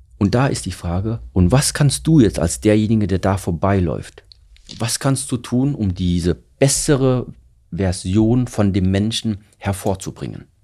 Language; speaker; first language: German; early bilingual, other home language; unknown